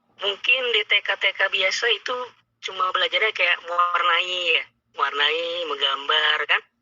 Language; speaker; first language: Indonesian; native; Indonesian